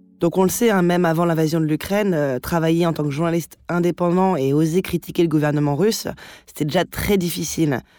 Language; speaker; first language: French; native; French